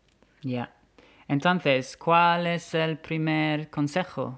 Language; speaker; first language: Spanish; non-native, fluent; English